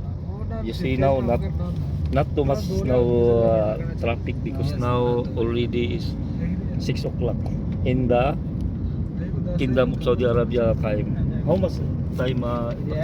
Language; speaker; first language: English; non-native, learner; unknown